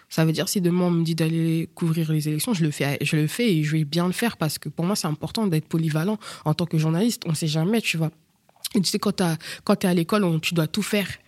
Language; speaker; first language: French; early bilingual, other home language; Bambara